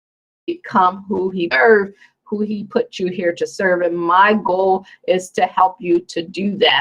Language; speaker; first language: English; native; English